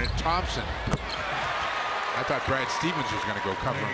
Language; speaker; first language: English; native; English